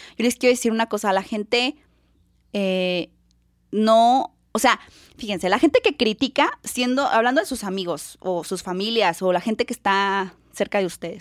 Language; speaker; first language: Spanish; native; Spanish